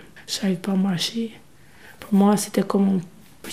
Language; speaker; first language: French; non-native, learner; Albanian